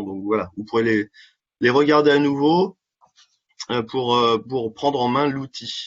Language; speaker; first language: French; native; French